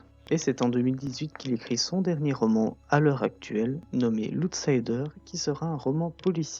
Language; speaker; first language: French; native; French